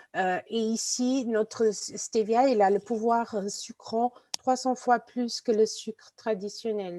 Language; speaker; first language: French; non-native, fluent; Portuguese